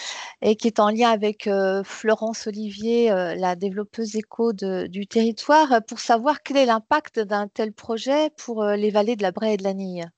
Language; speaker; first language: French; native; French